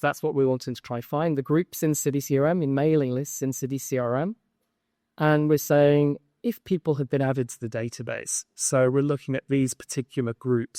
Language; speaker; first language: English; native; English